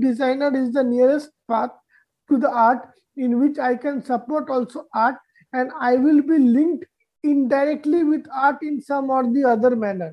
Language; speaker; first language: English; non-native, local second language; Bangla